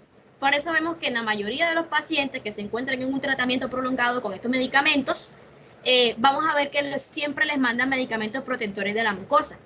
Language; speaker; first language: Spanish; native; Spanish